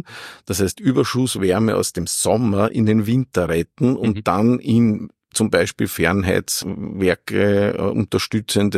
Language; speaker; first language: German; native; German